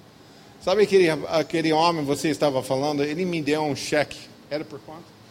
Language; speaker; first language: Portuguese; non-native, fluent; English